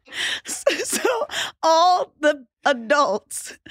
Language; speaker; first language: English; native; English